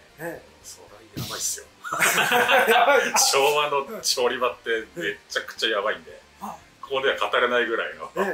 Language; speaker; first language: Japanese; native; Japanese